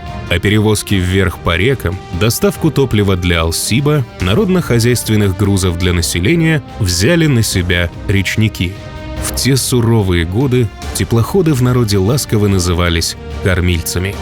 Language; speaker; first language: Russian; native; Russian